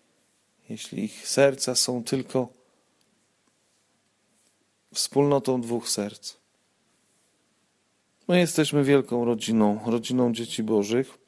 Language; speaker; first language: Polish; native; Polish